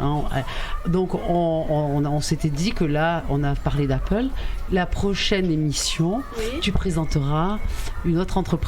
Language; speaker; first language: French; native; French